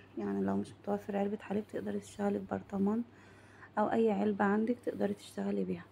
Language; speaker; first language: Arabic; native; Arabic